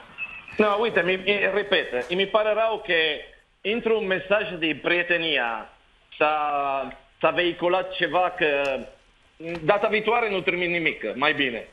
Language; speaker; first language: Romanian; non-native, learner; Italian